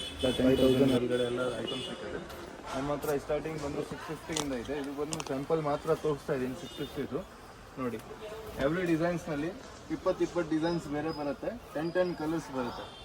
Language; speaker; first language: Kannada; non-native, local second language; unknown